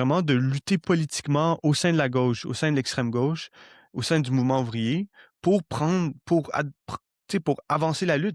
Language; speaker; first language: French; native; French